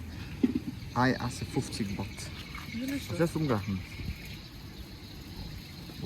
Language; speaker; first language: German; early bilingual, other home language; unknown